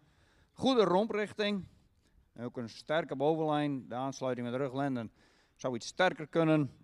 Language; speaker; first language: Dutch; native; Dutch